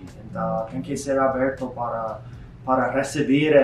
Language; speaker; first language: Portuguese; non-native, learner; English